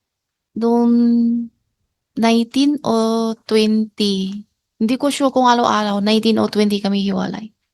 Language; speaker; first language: Filipino; non-native, learner; Chinese